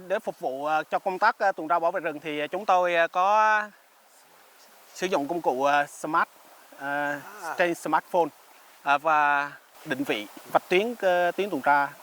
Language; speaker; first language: Vietnamese; native; Vietnamese